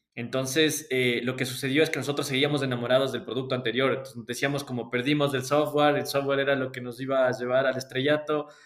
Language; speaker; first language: Spanish; native; Spanish